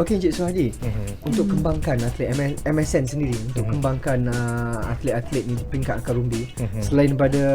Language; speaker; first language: Malay; native; Malay